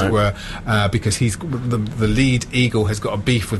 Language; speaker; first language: English; native; English